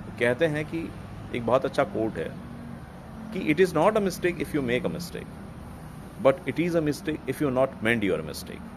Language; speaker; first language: Hindi; native; Hindi